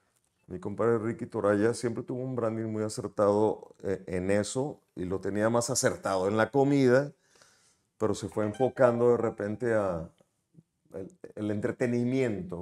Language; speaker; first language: Spanish; native; Spanish